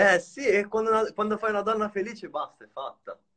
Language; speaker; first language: Italian; native; Italian